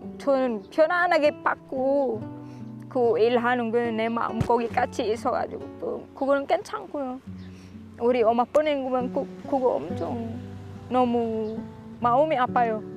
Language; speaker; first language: Korean; non-native, learner; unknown